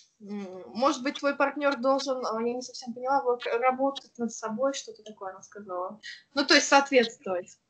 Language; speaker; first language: Russian; native; Russian